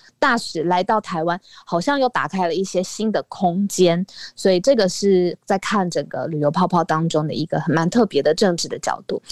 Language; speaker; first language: Chinese; native; Chinese